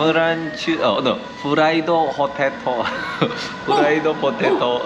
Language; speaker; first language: English; non-native, learner; Korean